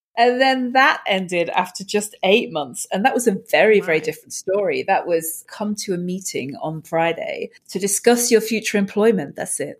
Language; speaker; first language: English; native; English